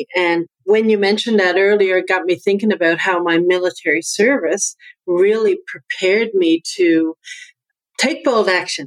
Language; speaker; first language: English; native; English